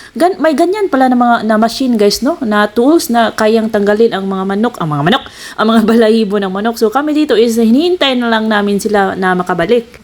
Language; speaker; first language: Filipino; non-native, local second language; Cebuano